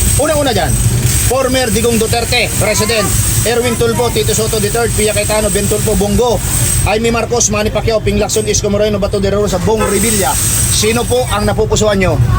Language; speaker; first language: Filipino; non-native, local second language; Bikol